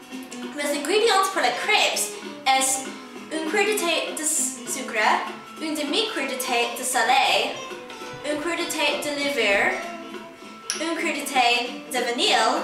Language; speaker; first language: French; non-native, learner; English